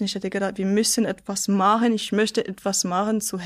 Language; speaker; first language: German; non-native, local second language; French